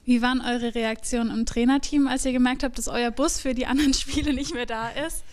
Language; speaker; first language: German; native; German